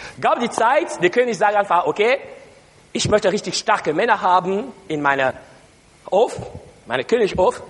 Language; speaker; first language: German; non-native, learner; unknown